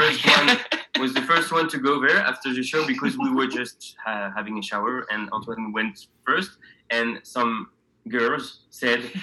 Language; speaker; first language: English; non-native, fluent; French